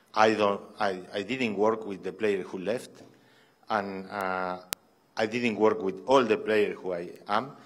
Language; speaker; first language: English; non-native, fluent; Spanish